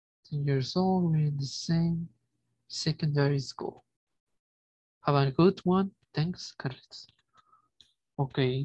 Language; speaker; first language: English; non-native, fluent; Spanish